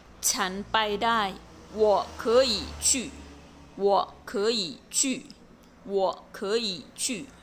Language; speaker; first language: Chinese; non-native, fluent; Thai